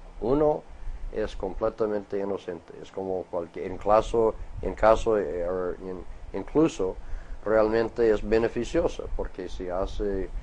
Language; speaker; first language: Spanish; non-native, fluent; English